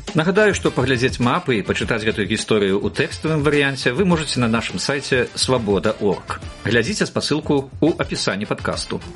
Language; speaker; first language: Belarusian; native; Belarusian